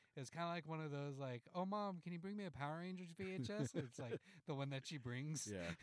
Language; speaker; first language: English; early bilingual, other home language; Spanish